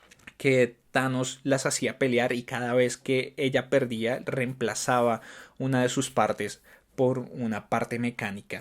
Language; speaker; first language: Spanish; native; Spanish